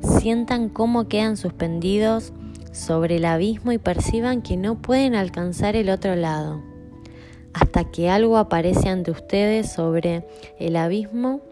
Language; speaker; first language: Spanish; native; Spanish